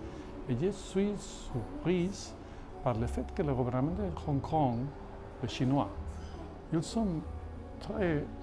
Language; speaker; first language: French; non-native, fluent; Catalan